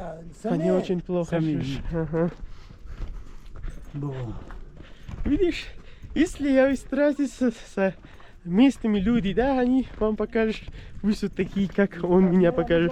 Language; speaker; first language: Russian; non-native, learner; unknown